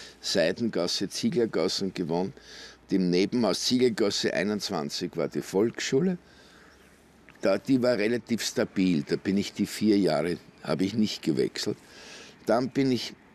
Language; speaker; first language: German; native; German